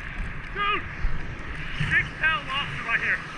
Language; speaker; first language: English; native; English